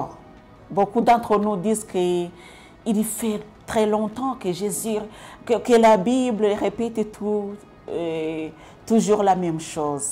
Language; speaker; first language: French; non-native, local second language; Kinyarwanda